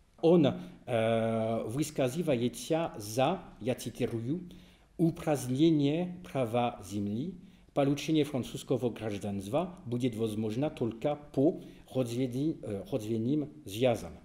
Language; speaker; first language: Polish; non-native, learner; French